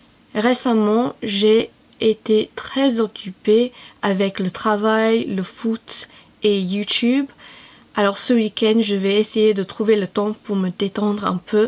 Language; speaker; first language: French; non-native, fluent; English